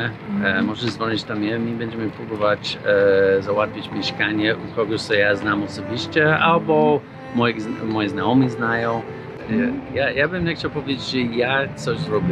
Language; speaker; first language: Polish; non-native, fluent; English